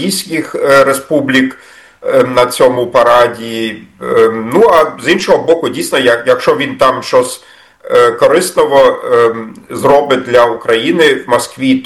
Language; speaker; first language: Ukrainian; non-native, fluent; German